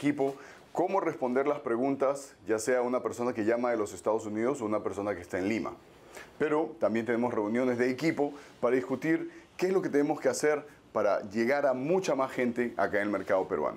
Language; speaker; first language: Spanish; native; Spanish